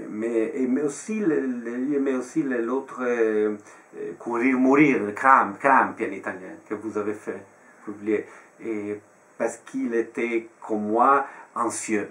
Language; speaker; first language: French; non-native, fluent; Italian